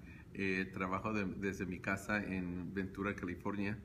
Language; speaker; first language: Spanish; early bilingual, heritage; Spanish